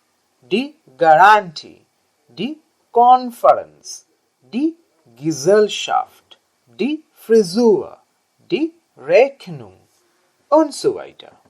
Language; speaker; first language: German; non-native, learner; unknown